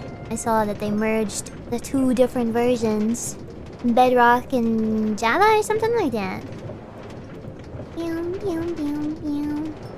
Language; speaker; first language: English; native; English